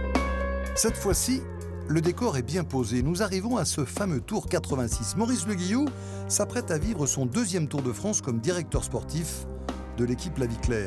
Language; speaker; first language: French; native; French